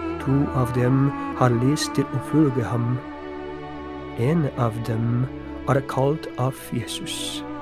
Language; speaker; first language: Norwegian; non-native, fluent; Polish